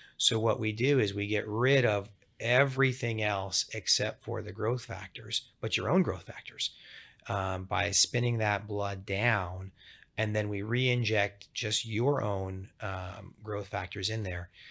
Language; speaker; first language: English; native; English